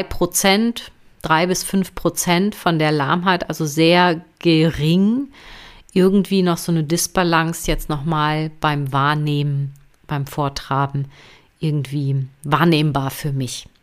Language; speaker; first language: German; native; German